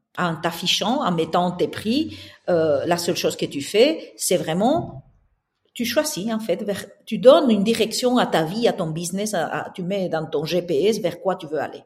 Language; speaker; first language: French; non-native, fluent; Spanish